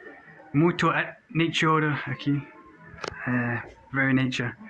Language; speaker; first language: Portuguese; non-native, learner; English